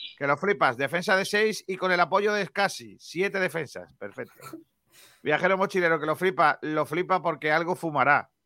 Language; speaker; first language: Spanish; native; Spanish